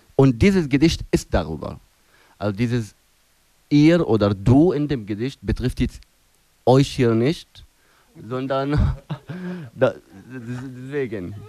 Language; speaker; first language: German; non-native, fluent; Arabic